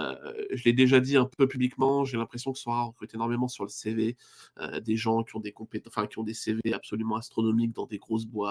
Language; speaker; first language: French; native; French